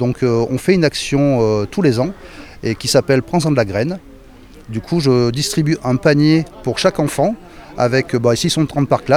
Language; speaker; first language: French; native; French